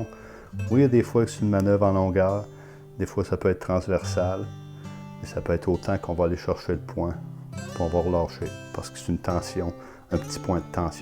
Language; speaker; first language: French; native; French